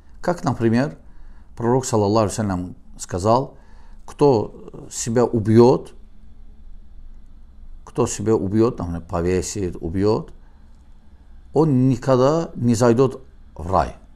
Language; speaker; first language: Russian; non-native, learner; Azerbaijani